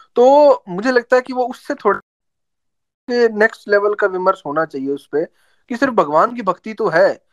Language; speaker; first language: Hindi; native; Hindi